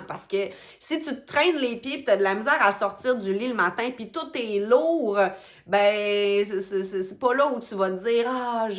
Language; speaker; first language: French; native; French